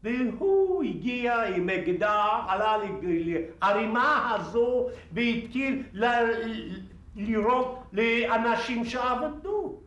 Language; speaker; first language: Hebrew; non-native, fluent; Polish